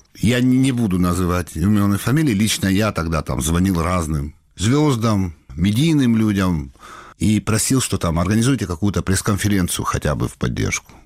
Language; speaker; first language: Russian; non-native, local second language; Georgian